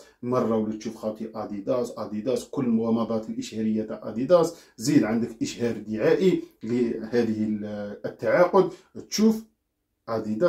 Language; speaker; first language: Arabic; native; Arabic